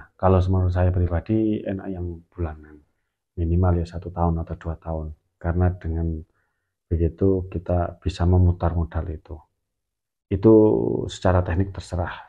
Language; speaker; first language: Indonesian; native; Indonesian